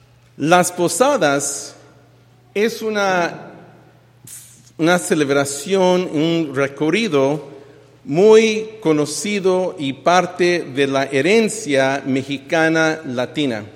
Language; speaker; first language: Spanish; early bilingual, heritage; Spanish